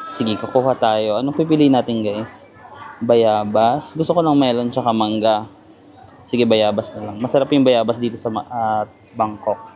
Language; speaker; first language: Filipino; native; Filipino